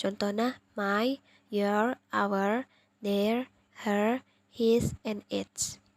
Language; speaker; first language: English; non-native, learner; Indonesian